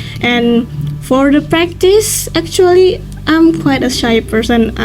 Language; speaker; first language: English; non-native, learner; Indonesian